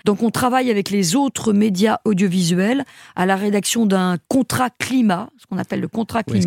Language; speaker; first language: French; native; French